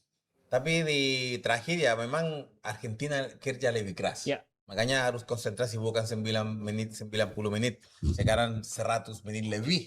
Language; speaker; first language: Indonesian; non-native, fluent; Spanish